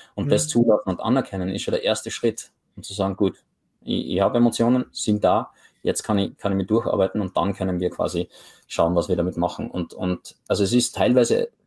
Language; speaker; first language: German; native; German